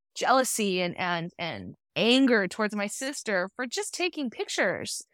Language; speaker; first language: English; native; English